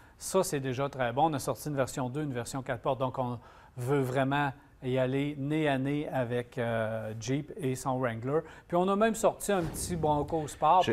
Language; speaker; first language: French; native; French